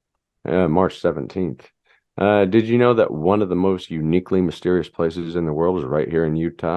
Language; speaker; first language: English; native; English